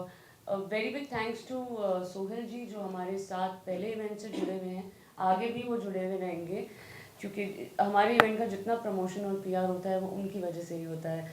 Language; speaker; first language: Hindi; native; Hindi